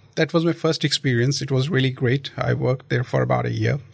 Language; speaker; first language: English; non-native, local second language; Kashmiri